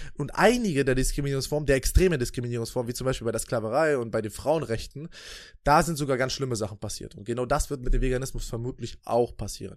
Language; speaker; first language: German; native; German